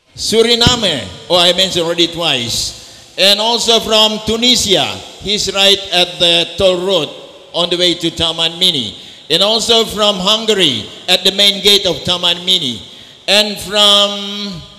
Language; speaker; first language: English; non-native, fluent; Indonesian